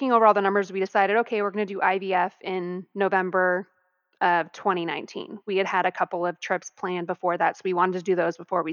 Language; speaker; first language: English; native; English